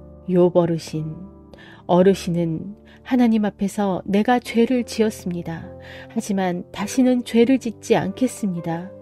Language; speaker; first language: Korean; native; Korean